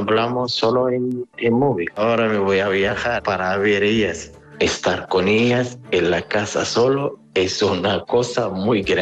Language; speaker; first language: Spanish; non-native, learner; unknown